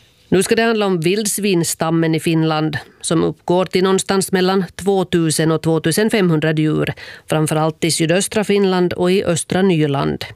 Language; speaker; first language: Swedish; native; Swedish